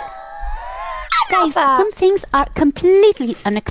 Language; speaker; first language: English; non-native, fluent; Portuguese